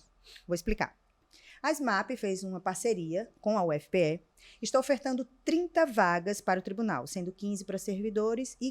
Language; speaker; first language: Portuguese; native; Portuguese